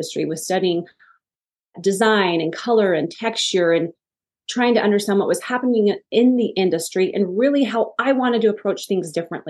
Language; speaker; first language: English; native; English